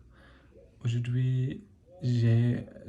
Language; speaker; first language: French; non-native, learner; English